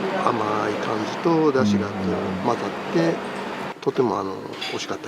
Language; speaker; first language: Japanese; native; Japanese